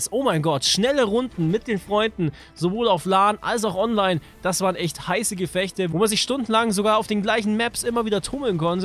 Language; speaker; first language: German; native; German